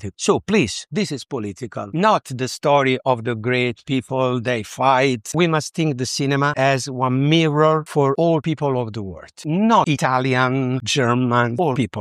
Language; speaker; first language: English; non-native, learner; Italian